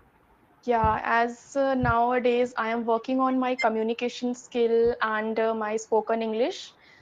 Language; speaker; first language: English; non-native, learner; Hindi